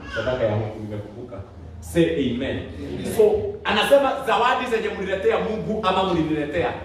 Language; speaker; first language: Swahili; non-native, local second language; Kikuyu